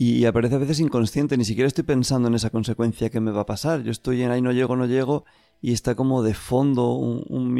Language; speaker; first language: Spanish; native; Spanish